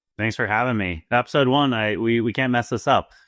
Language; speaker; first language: English; native; English